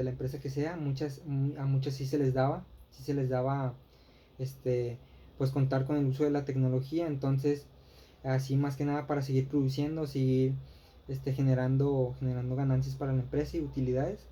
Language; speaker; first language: Spanish; native; Spanish